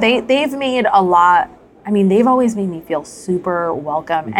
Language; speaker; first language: English; native; English